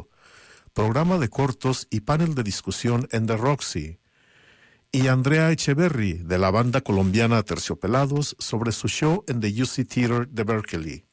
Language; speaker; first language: Spanish; native; Spanish